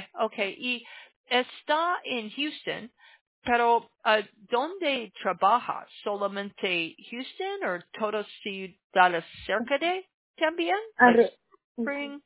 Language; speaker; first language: Spanish; non-native, learner; English